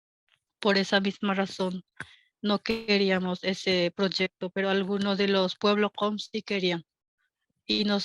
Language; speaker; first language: Spanish; non-native, local second language; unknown